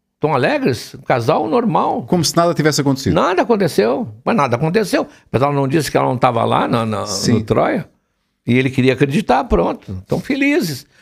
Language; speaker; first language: Portuguese; native; Portuguese